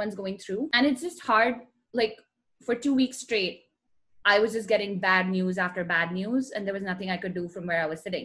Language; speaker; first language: English; non-native, local second language; Hindi